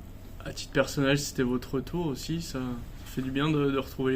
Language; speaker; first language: French; native; French